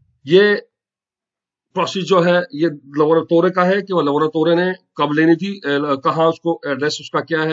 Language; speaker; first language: Hindi; non-native, local second language; Punjabi